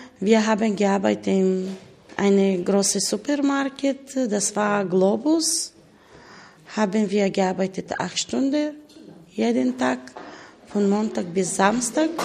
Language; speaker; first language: German; non-native, learner; Bulgarian